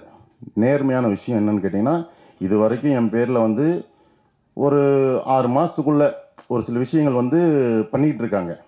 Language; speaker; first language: Tamil; native; Tamil